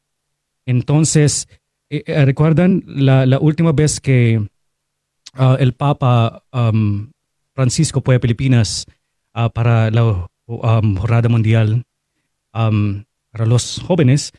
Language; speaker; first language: Spanish; non-native, fluent; Filipino